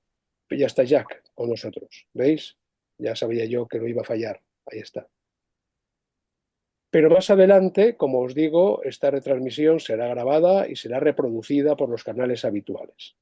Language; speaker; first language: Spanish; native; Spanish